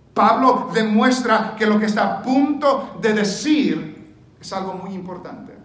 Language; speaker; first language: Spanish; early bilingual, heritage; Spanish